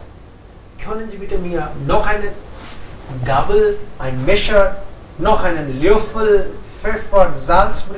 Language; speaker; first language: German; non-native, fluent; Hindi